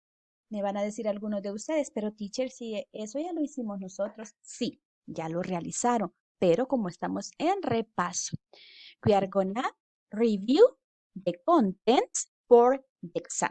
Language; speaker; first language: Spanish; native; Spanish